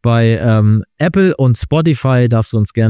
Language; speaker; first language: German; native; German